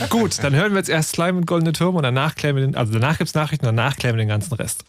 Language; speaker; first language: German; native; German